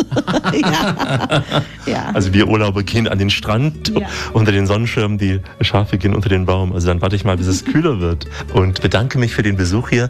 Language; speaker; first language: German; native; German